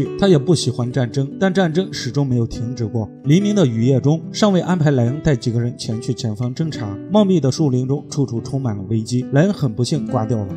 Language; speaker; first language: Chinese; native; Chinese